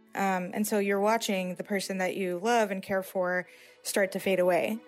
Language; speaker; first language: English; native; English